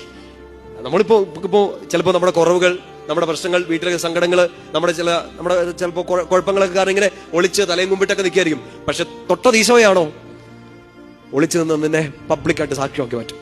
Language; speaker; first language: Malayalam; native; Malayalam